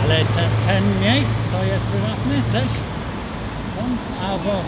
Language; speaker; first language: Polish; non-native, learner; English